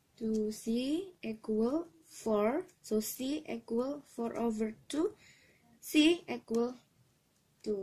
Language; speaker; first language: English; non-native, learner; Indonesian